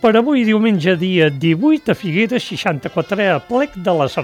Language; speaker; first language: Catalan; native; Catalan